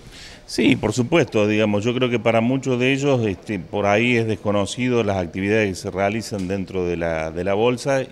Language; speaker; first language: Spanish; native; Spanish